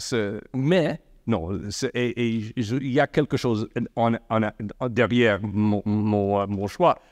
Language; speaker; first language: French; non-native, local second language; English